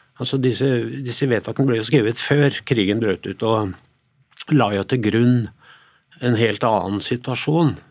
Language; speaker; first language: Norwegian; native; Norwegian